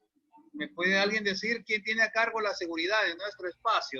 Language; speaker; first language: Spanish; native; Spanish